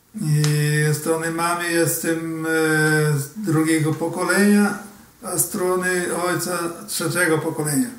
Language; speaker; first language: Polish; early bilingual, heritage; Portuguese